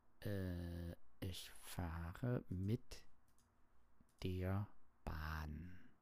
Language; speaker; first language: German; non-native, learner; English